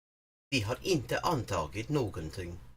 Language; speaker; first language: Swedish; non-native, learner; English